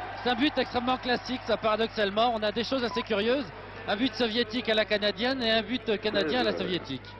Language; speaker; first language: French; native; French